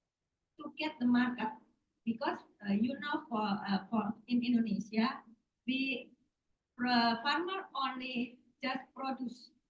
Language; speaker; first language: English; non-native, learner; Indonesian